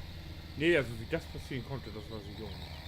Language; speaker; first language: German; native; German